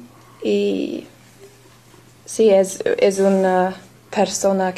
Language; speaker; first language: Spanish; non-native, learner; English